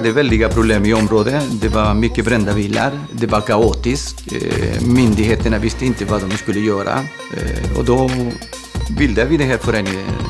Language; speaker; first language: Swedish; non-native, fluent; Spanish